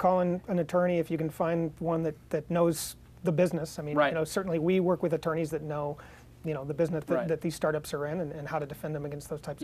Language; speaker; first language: English; native; English